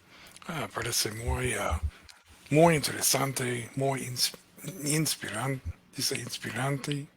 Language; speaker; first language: Spanish; non-native, fluent; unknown